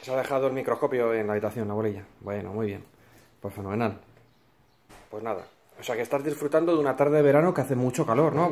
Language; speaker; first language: Spanish; native; Spanish